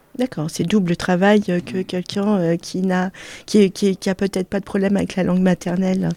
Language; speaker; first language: French; native; French